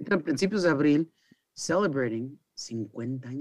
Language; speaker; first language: Spanish; early bilingual, heritage; Spanish